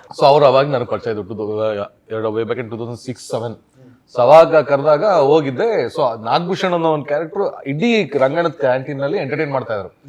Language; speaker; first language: Kannada; native; Kannada